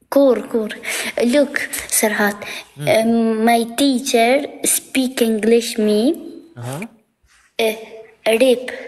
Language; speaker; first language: English; non-native, learner; Albanian